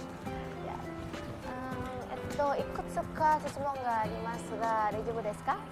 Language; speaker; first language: Japanese; non-native, learner; Indonesian